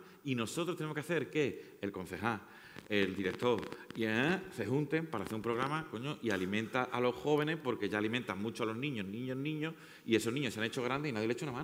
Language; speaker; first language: Spanish; native; Spanish